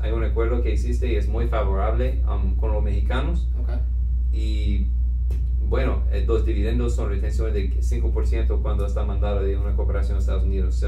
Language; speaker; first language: Spanish; non-native, fluent; English